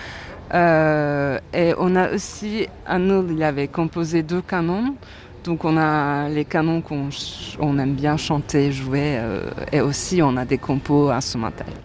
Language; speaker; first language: French; non-native, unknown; Turkish